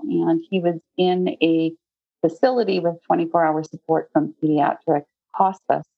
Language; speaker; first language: English; native; English